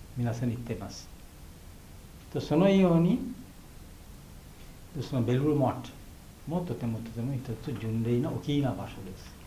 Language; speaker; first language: Japanese; non-native, fluent; Bangla